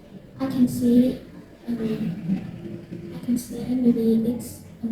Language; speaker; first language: English; non-native, learner; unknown